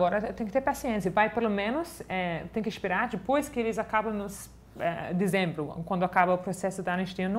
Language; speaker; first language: Portuguese; non-native, fluent; English